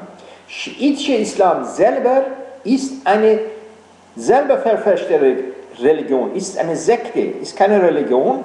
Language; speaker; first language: German; non-native, fluent; Persian